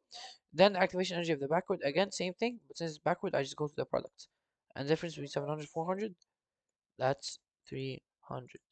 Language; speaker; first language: English; non-native, fluent; Arabic